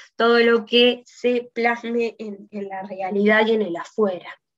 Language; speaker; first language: Spanish; native; Spanish